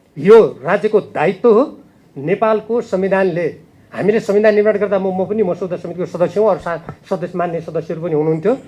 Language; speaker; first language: Nepali; native; Nepali